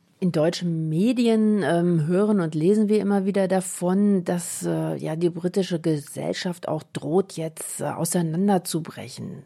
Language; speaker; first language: German; native; German